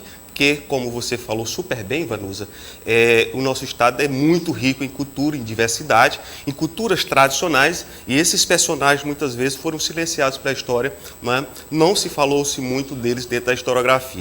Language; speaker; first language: Portuguese; native; Portuguese